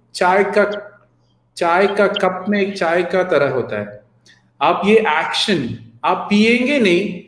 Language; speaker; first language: Hindi; non-native, local second language; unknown